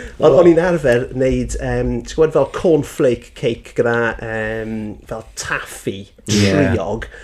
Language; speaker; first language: Welsh; native; Welsh